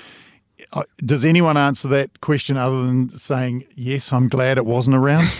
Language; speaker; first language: English; native; English